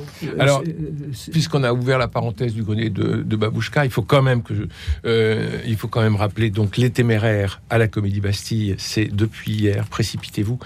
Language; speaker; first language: French; native; French